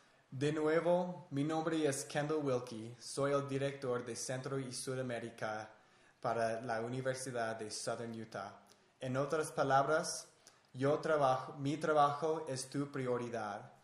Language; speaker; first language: Spanish; non-native, fluent; English